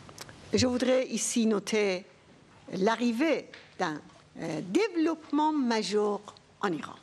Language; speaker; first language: French; non-native, fluent; Persian